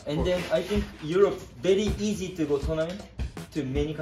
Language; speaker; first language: English; non-native, learner; Japanese